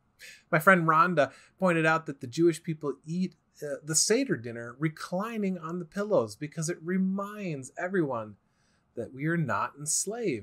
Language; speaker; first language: English; native; English